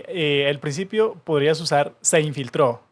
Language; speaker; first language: Spanish; native; Spanish